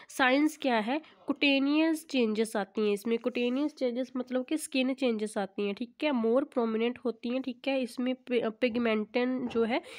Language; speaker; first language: Hindi; non-native, local second language; Punjabi